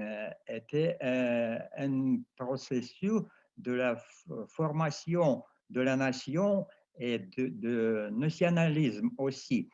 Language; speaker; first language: French; non-native, fluent; Russian